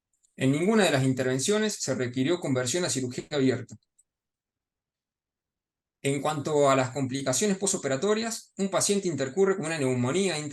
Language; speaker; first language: Spanish; native; Spanish